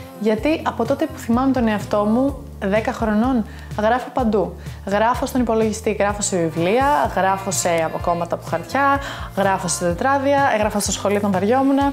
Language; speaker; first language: Greek; early bilingual, heritage; Greek